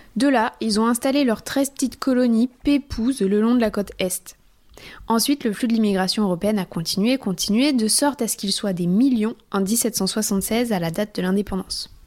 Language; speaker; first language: French; native; French